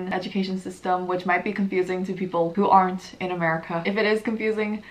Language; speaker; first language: English; native; English